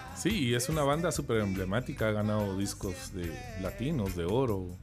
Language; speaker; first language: Spanish; native; Spanish